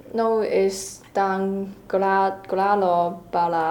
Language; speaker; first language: Spanish; non-native, learner; Chinese